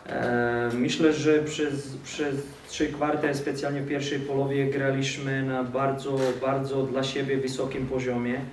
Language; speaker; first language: Polish; non-native, fluent; Serbian